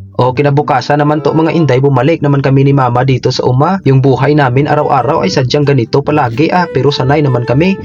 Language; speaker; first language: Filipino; non-native, local second language; Hiligaynon